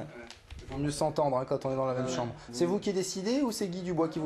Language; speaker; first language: French; native; French